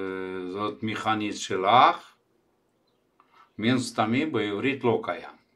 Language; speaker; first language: Hebrew; non-native, fluent; Russian